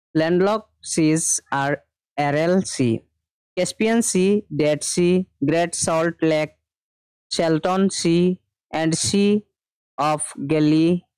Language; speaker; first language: English; non-native, local second language; Assamese